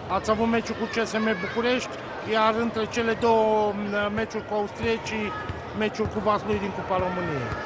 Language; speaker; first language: Romanian; native; Romanian